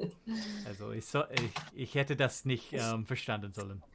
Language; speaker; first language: German; non-native, learner; English